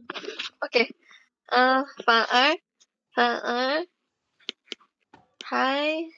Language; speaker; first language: Chinese; non-native, fluent; Indonesian